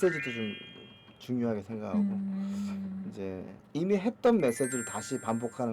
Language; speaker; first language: Korean; native; Korean